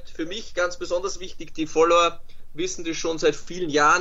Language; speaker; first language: German; native; German